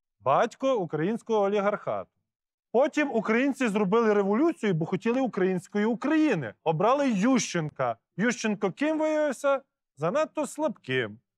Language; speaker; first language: Ukrainian; native; Ukrainian